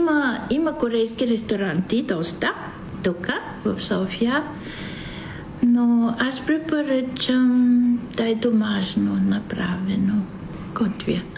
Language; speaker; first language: Bulgarian; non-native, fluent; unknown